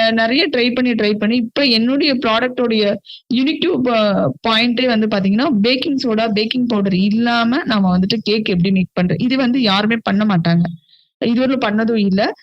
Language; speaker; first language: Tamil; native; Tamil